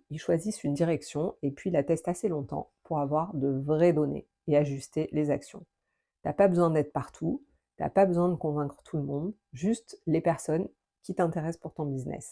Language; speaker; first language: French; native; French